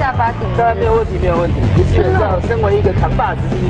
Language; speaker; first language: Chinese; native; Chinese